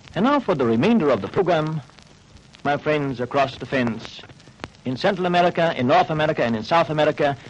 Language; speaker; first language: English; non-native, fluent; Dutch